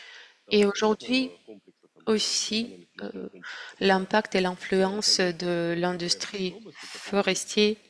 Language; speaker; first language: French; non-native, fluent; Russian